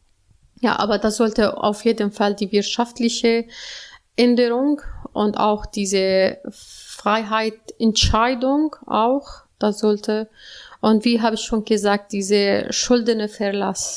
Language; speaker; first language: German; non-native, learner; Arabic